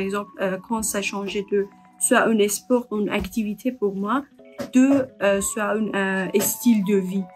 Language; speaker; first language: French; non-native, learner; Persian